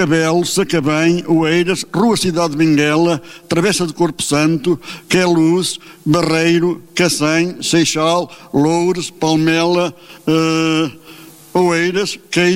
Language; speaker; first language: Portuguese; native; Portuguese